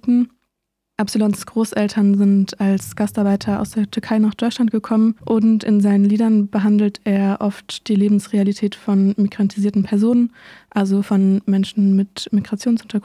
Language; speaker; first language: German; native; German